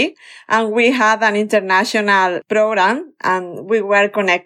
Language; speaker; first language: English; non-native, fluent; Spanish